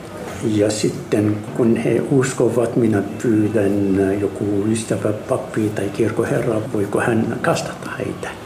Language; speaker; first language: Finnish; non-native, fluent; Arabic